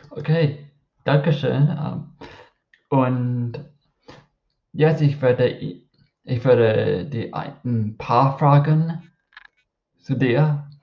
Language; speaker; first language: German; non-native, learner; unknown